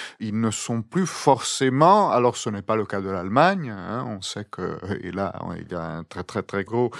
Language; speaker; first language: French; non-native, fluent; Italian